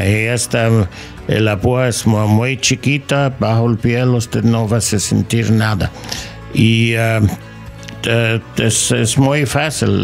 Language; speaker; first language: Spanish; non-native, learner; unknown